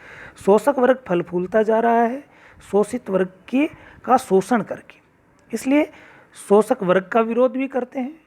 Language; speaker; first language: Hindi; native; Hindi